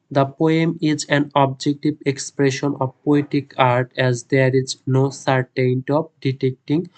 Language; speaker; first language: English; non-native, local second language; Bangla